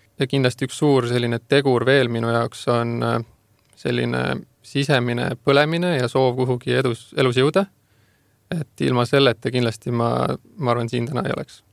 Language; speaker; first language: Estonian; native; Estonian